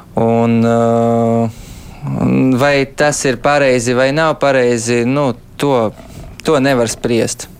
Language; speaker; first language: Latvian; early bilingual, heritage; Latvian